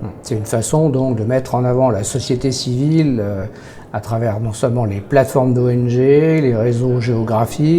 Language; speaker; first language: French; native; French